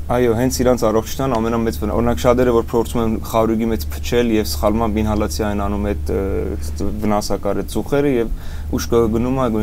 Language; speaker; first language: Armenian; early bilingual, heritage; Armenian